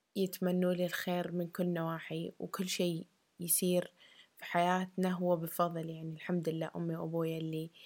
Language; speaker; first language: Arabic; early bilingual, heritage; Arabic